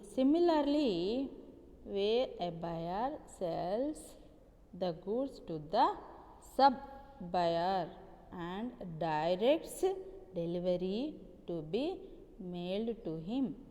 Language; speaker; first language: English; non-native, local second language; Telugu